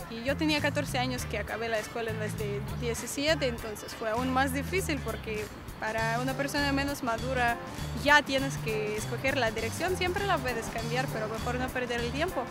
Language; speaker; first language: Spanish; non-native, fluent; Russian